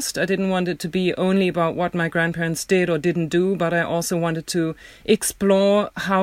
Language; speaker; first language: English; non-native, fluent; German